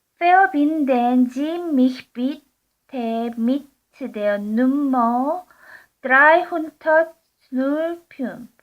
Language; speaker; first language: German; non-native, learner; Korean